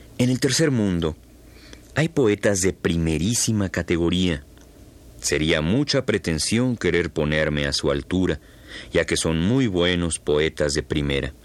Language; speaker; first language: Spanish; native; Spanish